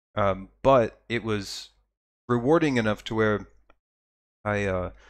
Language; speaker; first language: English; native; English